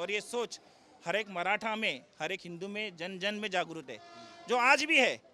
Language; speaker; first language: Hindi; native; Hindi